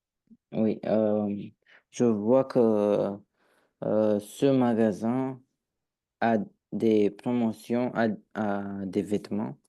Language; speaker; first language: French; non-native, learner; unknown